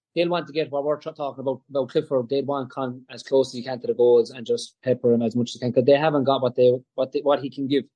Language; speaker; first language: English; native; English